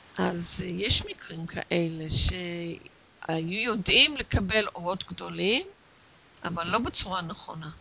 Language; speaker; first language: Hebrew; non-native, fluent; English